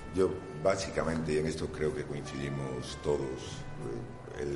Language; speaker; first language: Spanish; native; Spanish